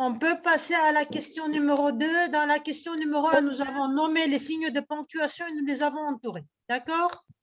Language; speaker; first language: French; native; French